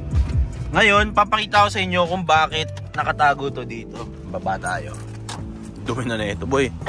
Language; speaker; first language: Filipino; native; Filipino